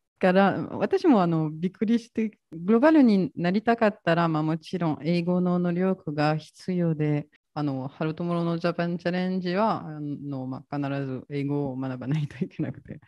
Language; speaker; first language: Japanese; non-native, fluent; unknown